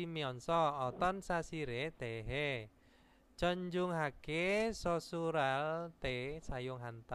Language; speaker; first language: Korean; non-native, fluent; Indonesian